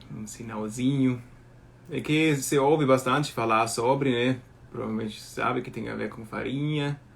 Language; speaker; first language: Portuguese; non-native, fluent; German